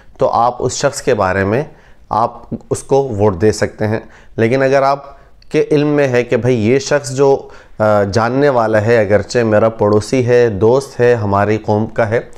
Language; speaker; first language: Urdu; native; Urdu